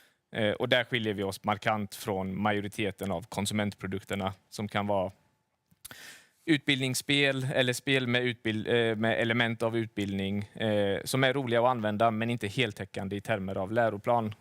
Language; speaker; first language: Swedish; native; Swedish